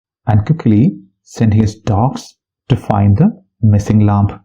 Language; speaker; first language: English; non-native, local second language; Malayalam